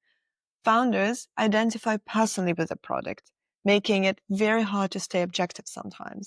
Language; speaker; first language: English; non-native, fluent; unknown